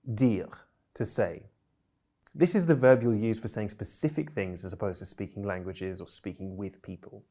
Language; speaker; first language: English; native; English